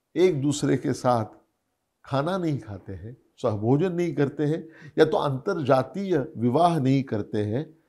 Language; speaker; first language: Hindi; non-native, local second language; Marathi